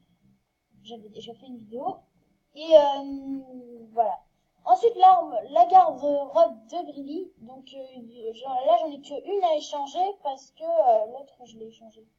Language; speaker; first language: French; native; French